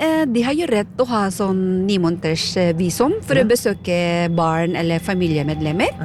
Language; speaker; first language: Norwegian; non-native, fluent; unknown